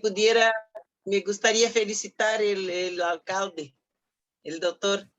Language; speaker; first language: Spanish; non-native, fluent; Portuguese